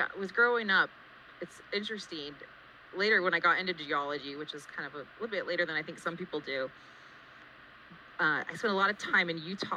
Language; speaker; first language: English; native; English